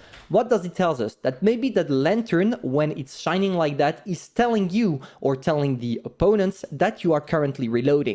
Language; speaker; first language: English; non-native, fluent; French